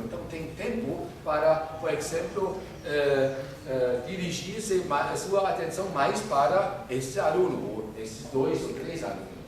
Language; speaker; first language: Portuguese; non-native, fluent; German